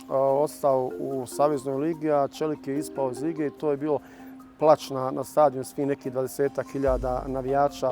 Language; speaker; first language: Bosnian; native; Bosnian